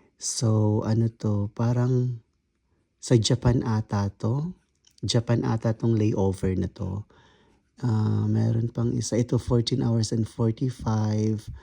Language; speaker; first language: Filipino; non-native, local second language; Kinaray-a